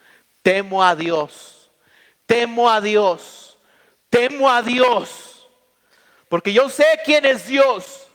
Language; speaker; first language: Spanish; native; Spanish